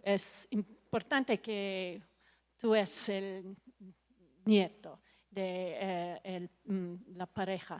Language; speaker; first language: Spanish; non-native, learner; English